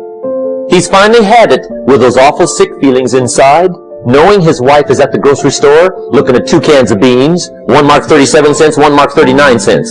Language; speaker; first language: English; native; English